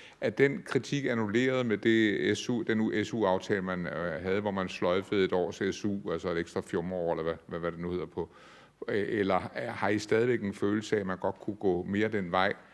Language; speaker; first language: Danish; native; Danish